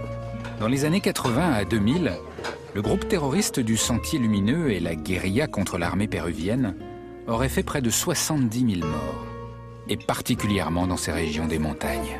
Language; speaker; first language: French; native; French